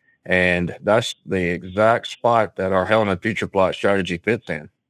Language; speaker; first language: English; native; English